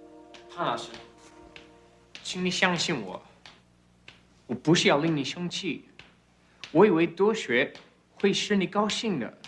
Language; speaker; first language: Chinese; non-native, fluent; English